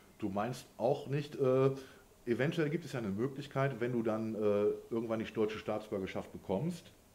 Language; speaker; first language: German; native; German